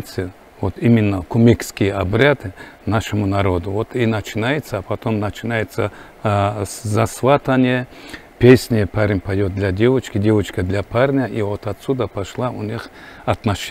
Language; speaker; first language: Russian; non-native, local second language; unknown